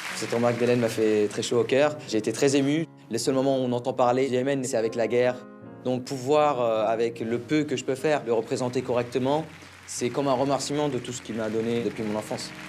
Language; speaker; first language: French; non-native, fluent; Arabic